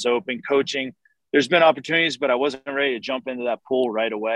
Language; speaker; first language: English; native; English